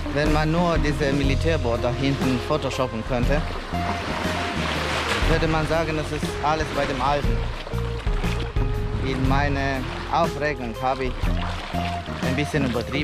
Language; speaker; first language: German; non-native, fluent; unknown